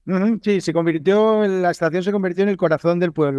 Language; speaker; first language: Spanish; native; Spanish